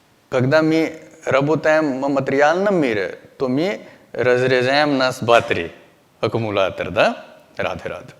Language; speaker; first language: Russian; non-native, learner; Hindi